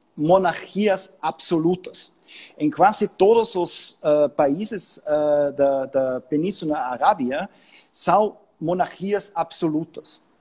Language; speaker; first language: Portuguese; non-native, fluent; German